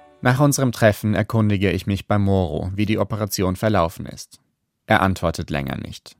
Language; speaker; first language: German; native; German